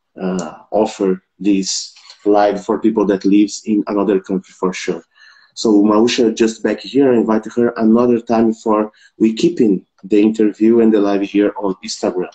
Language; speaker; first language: English; non-native, learner; Portuguese